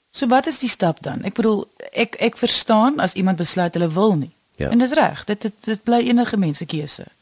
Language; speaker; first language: Afrikaans; native; Afrikaans